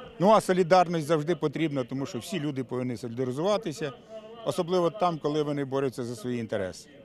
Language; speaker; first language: Ukrainian; native; Ukrainian